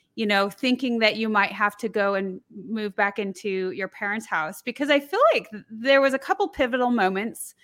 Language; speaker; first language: English; native; English